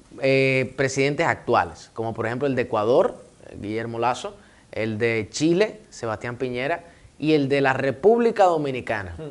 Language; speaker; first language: Spanish; native; Spanish